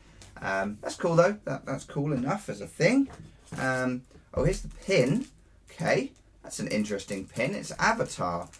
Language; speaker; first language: English; native; English